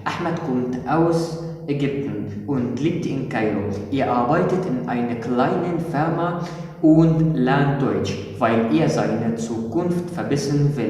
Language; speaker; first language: German; non-native, fluent; Arabic